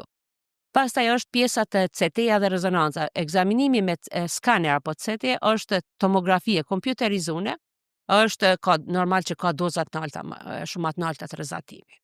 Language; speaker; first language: Albanian; native; Albanian